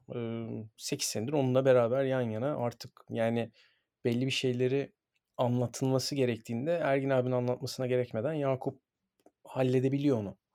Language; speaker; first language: Turkish; native; Turkish